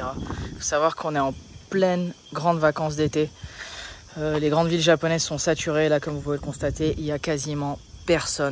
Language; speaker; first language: French; native; French